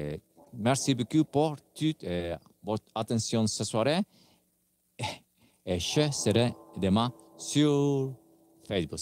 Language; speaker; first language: French; non-native, learner; Spanish